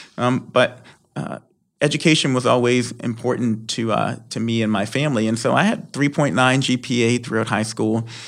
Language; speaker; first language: English; native; English